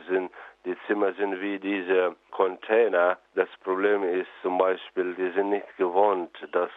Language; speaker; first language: German; non-native, fluent; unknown